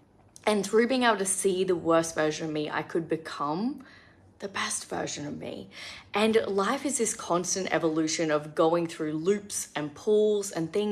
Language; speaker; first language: English; native; English